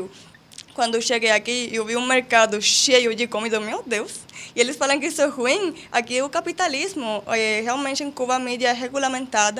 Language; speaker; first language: Portuguese; non-native, fluent; Spanish